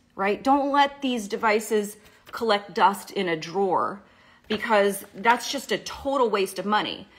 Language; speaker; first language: English; native; English